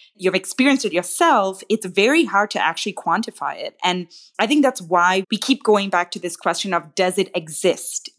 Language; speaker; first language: English; non-native, local second language; Tamil